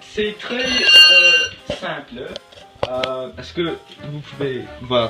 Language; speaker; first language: French; non-native, learner; English